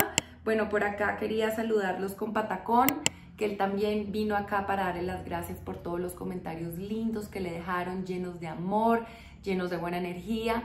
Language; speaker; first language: Spanish; native; Spanish